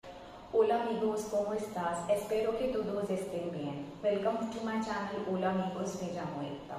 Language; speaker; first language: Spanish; non-native, fluent; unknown